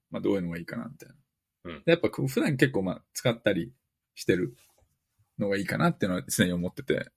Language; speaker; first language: Japanese; native; Japanese